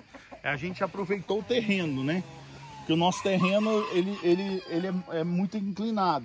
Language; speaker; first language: Portuguese; native; Portuguese